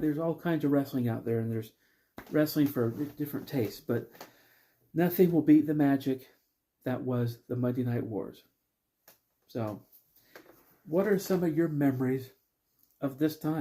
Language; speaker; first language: English; native; English